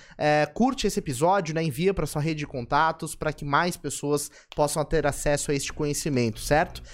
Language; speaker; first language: Portuguese; native; Portuguese